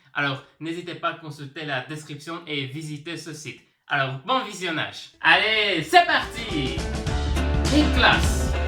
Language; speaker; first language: French; early bilingual, other home language; Armenian